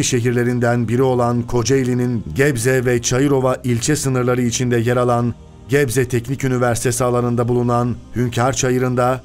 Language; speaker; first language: Turkish; native; Turkish